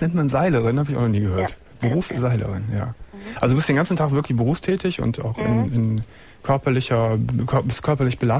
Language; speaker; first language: German; native; German